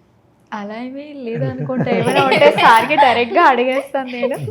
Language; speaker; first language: Telugu; non-native, fluent; Odia